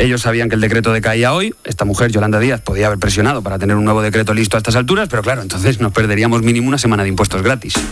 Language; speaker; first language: Spanish; native; Spanish